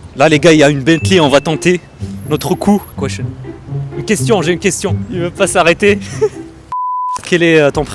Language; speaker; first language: French; native; French